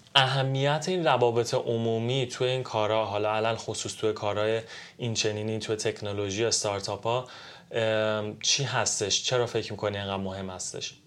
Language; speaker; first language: Persian; native; Persian